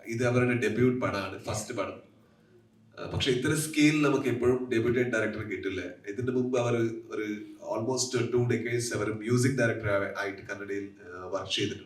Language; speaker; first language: Malayalam; non-native, learner; Kannada